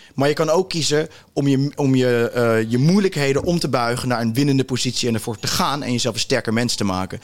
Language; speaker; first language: Dutch; native; Dutch